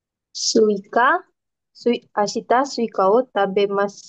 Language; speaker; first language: Japanese; non-native, learner; Malay